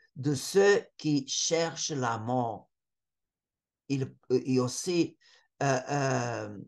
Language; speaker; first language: French; non-native, fluent; Portuguese